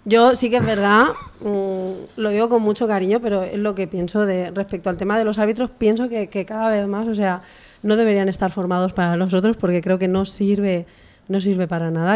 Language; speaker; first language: Spanish; native; Spanish